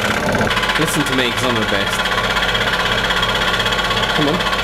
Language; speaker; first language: English; native; English